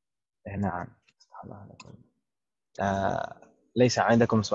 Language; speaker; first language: Arabic; non-native, fluent; Indonesian